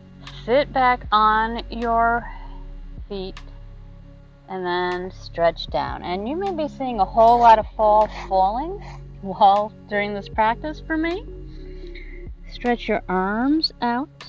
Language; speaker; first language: English; native; English